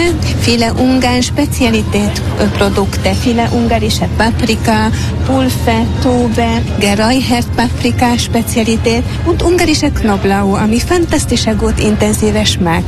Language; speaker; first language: German; non-native, learner; Hungarian